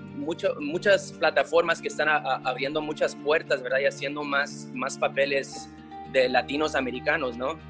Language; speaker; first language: Spanish; early bilingual, heritage; Spanish